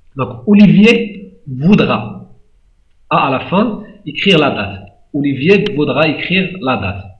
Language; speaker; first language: French; non-native, local second language; Arabic